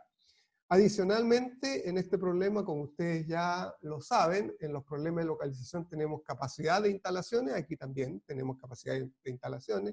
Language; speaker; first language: Spanish; native; Spanish